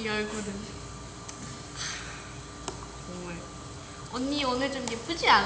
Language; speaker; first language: Korean; non-native, fluent; Thai